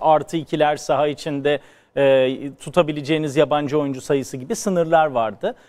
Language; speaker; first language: Turkish; native; Turkish